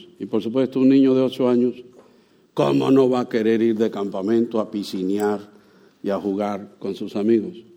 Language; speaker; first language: Spanish; native; Spanish